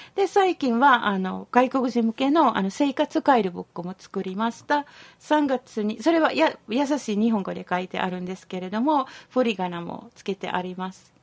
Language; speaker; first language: Japanese; non-native, fluent; Finnish